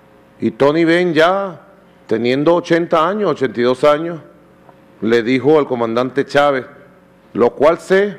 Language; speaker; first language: Spanish; native; Spanish